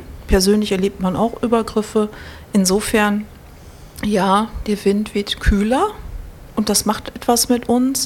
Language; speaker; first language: German; native; German